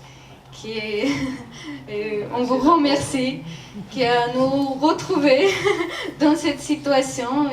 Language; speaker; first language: French; non-native, learner; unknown